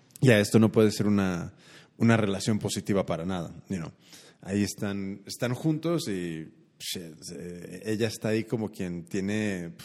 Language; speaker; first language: Spanish; early bilingual, heritage; Spanish